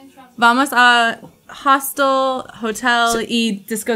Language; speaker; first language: Spanish; non-native, learner; English